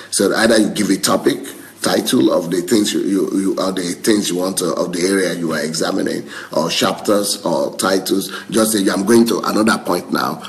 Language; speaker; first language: English; non-native, local second language; Yoruba